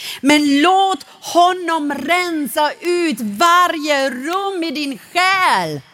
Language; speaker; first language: Swedish; non-native, fluent; German